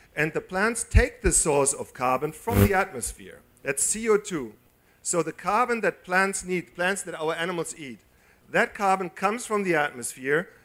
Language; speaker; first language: English; non-native, fluent; German